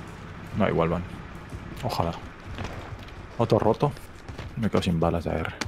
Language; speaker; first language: Spanish; native; Spanish